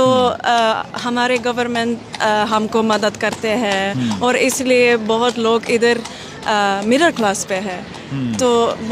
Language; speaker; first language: Hindi; non-native, learner; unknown